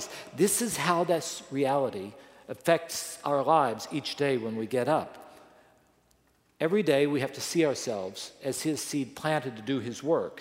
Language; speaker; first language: English; native; English